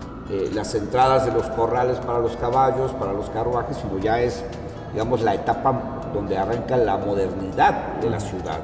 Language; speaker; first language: Spanish; native; Spanish